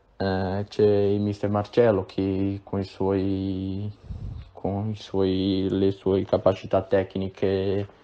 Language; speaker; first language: Italian; non-native, fluent; Portuguese